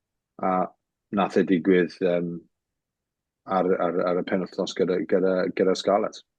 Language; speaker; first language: Welsh; native; Welsh